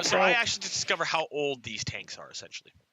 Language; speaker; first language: English; native; English